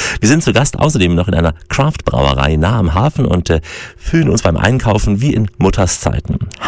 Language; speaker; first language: German; native; German